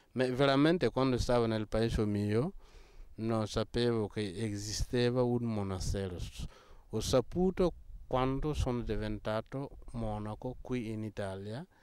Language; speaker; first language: Italian; non-native, fluent; Mossi